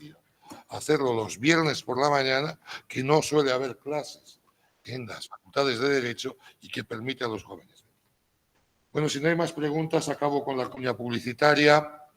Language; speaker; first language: Spanish; native; Spanish